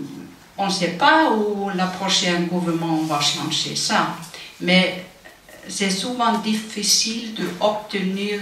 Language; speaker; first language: French; non-native, fluent; Icelandic